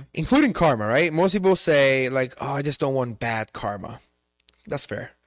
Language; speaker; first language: English; non-native, fluent; Spanish